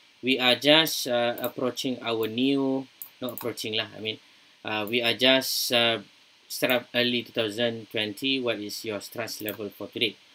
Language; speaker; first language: English; non-native, local second language; Malay